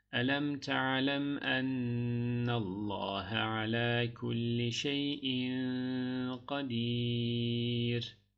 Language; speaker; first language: Arabic; non-native, fluent; Turkish